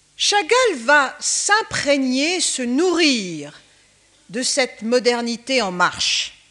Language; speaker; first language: French; native; French